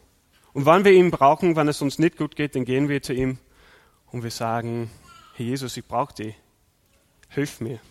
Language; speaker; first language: German; non-native, fluent; English